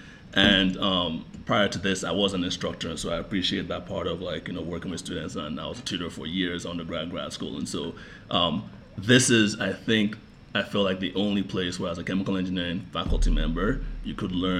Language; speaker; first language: English; non-native, local second language; Yoruba